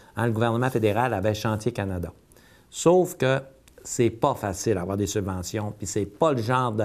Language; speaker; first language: French; native; French